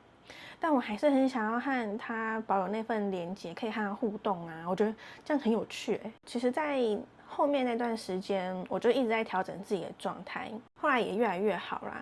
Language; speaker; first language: Chinese; native; Chinese